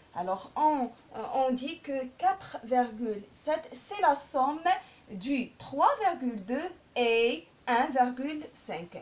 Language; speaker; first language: French; non-native, local second language; Arabic